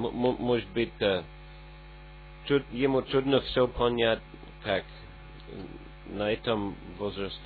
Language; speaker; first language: Russian; non-native, fluent; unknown